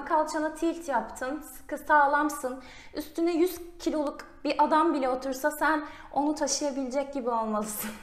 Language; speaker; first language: Turkish; native; Turkish